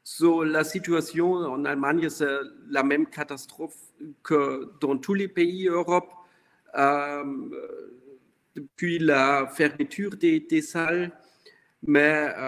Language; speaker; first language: French; non-native, fluent; German